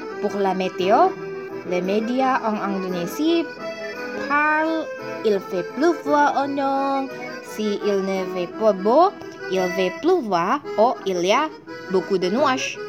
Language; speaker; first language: French; non-native, learner; Indonesian